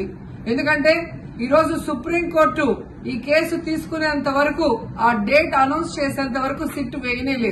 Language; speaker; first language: Telugu; native; Telugu